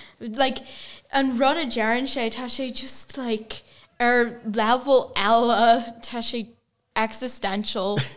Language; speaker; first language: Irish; non-native, local second language; Portuguese